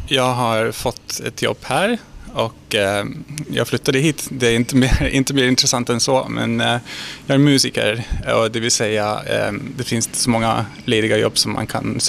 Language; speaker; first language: Swedish; non-native, fluent; Hungarian